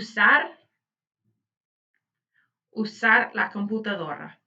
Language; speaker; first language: Spanish; non-native, fluent; English